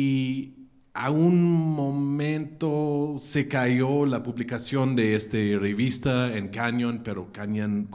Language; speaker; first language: Spanish; non-native, fluent; English